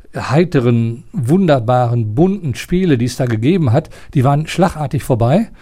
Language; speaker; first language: German; native; German